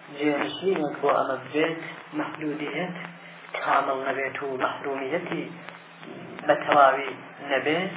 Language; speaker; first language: Central Kurdish; native; Central Kurdish